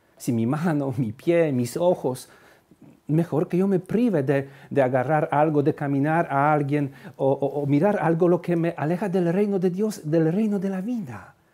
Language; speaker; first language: Spanish; non-native, fluent; Polish